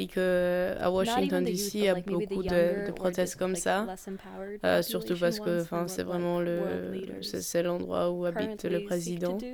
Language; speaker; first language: French; non-native, fluent; Polish